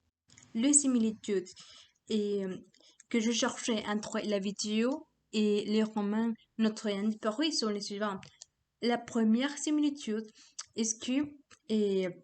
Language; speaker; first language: French; non-native, learner; Spanish